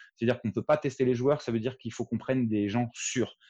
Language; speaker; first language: French; native; French